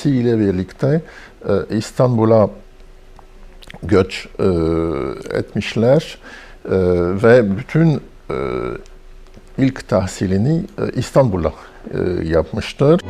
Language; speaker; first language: Turkish; non-native, fluent; French